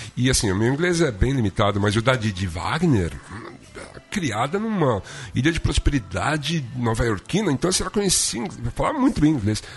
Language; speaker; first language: Portuguese; native; Portuguese